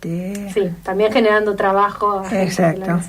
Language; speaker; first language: Spanish; native; Spanish